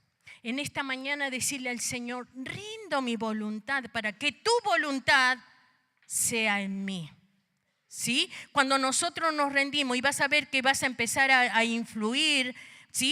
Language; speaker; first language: Spanish; native; Spanish